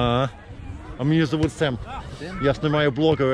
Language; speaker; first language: Russian; non-native, learner; English